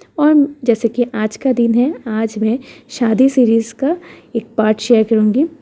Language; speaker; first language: Hindi; non-native, local second language; Bangla